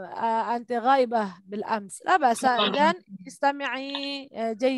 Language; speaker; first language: Arabic; non-native, fluent; Indonesian